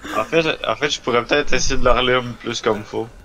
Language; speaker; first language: French; native; French